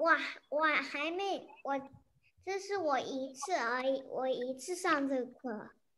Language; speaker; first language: Chinese; early bilingual, heritage; English